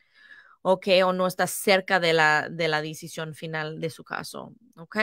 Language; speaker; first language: Spanish; non-native, fluent; English